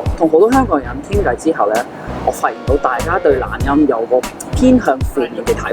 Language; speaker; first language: Cantonese; non-native, fluent; English